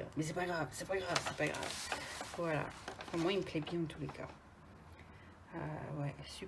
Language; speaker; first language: French; native; French